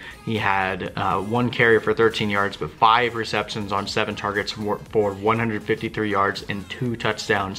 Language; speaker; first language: English; native; English